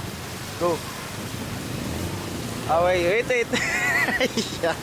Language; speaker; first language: English; non-native, local second language; Filipino